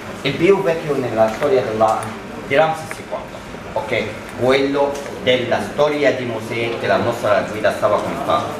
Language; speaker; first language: Italian; non-native, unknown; Arabic